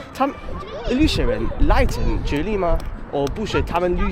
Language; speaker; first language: Chinese; non-native, learner; English